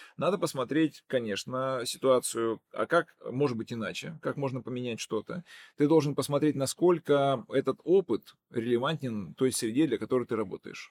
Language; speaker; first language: Russian; non-native, local second language; Udmurt